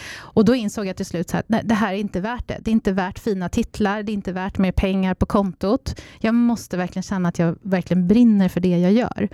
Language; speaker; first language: Swedish; native; Swedish